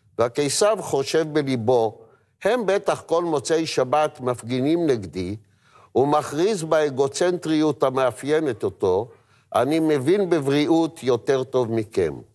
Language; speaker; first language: Hebrew; native; Hebrew